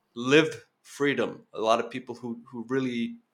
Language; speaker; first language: English; non-native, fluent; Norwegian